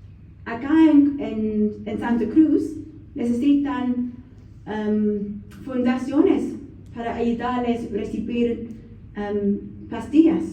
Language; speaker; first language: Spanish; non-native, learner; English